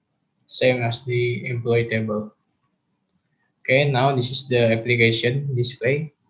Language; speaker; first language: English; non-native, learner; Indonesian